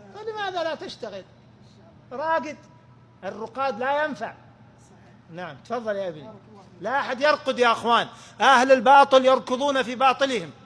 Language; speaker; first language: Arabic; native; Arabic